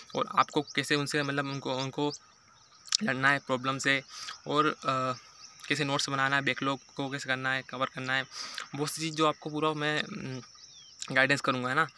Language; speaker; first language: Hindi; native; Hindi